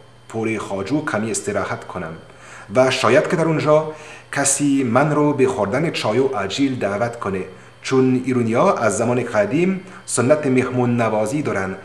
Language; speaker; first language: Persian; non-native, learner; French